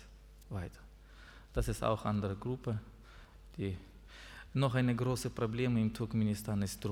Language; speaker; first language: German; non-native, learner; Russian